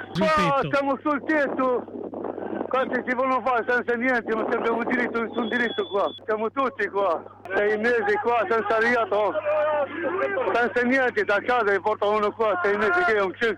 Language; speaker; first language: Italian; non-native, learner; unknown